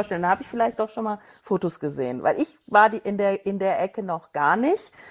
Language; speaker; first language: German; native; German